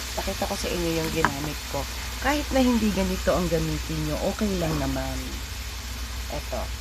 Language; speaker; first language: Filipino; native; Filipino